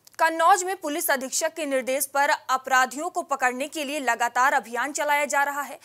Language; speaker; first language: Hindi; native; Hindi